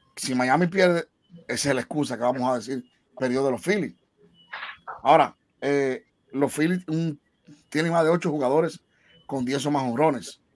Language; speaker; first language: Spanish; native; Spanish